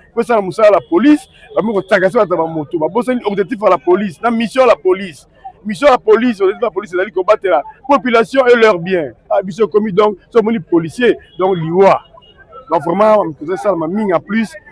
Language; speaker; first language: Lingala; native; Lingala